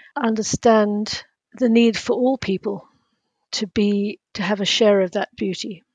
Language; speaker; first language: English; native; English